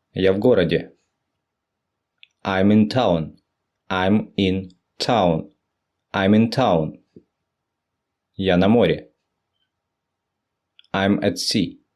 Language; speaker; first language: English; non-native, fluent; Russian